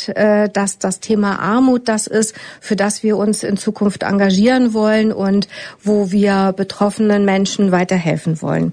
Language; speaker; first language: German; native; German